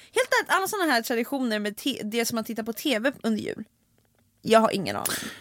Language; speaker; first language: Swedish; early bilingual, other home language; Finnish